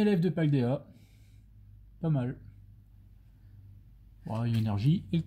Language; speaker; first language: French; native; French